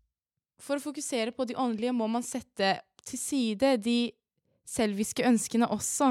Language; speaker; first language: Norwegian; early bilingual, other home language; Persian